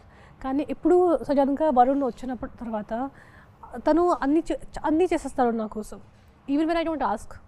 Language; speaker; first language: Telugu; non-native, local second language; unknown